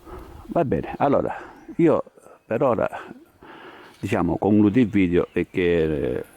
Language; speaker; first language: Italian; native; Italian